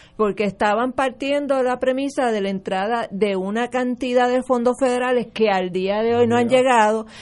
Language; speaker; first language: Spanish; early bilingual, other home language; English